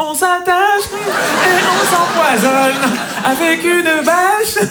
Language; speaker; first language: French; native; French